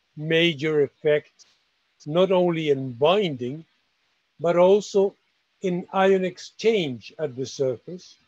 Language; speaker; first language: English; non-native, fluent; Spanish